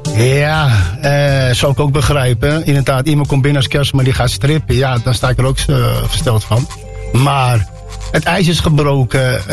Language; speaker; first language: Dutch; early bilingual, other home language; Berber languages